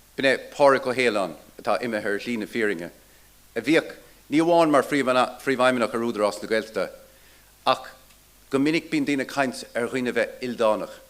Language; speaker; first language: Irish; native; Irish